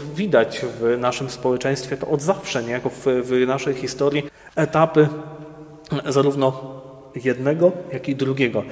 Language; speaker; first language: Polish; native; Polish